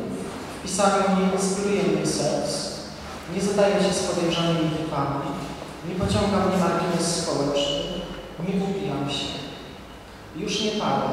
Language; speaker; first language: Polish; native; Polish